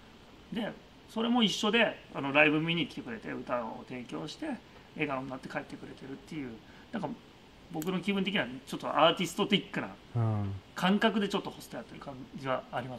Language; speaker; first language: Japanese; native; Japanese